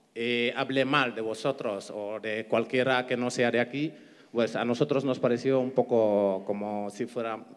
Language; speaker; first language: Spanish; non-native, fluent; Wolof